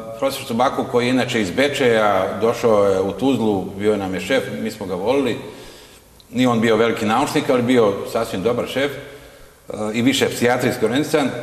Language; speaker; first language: Bosnian; native; Bosnian